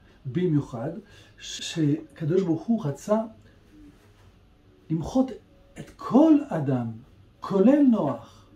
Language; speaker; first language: Hebrew; non-native, fluent; French